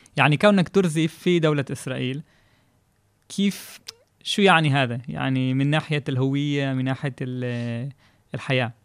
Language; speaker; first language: Arabic; non-native, fluent; Hebrew